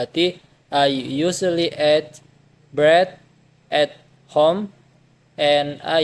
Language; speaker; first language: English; non-native, learner; Indonesian